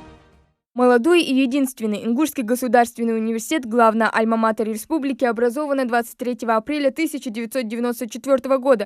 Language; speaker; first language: Russian; native; Russian